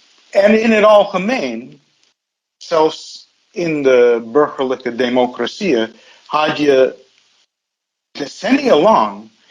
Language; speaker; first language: Dutch; non-native, fluent; English